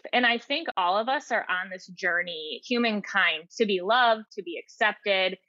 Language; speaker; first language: English; native; English